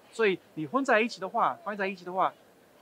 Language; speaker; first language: Chinese; non-native, fluent; English